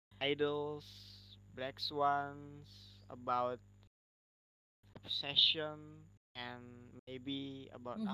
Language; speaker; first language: English; non-native, learner; Indonesian